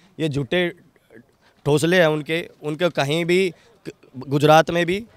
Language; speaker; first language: Hindi; native; Hindi